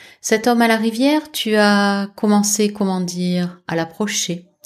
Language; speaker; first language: French; native; French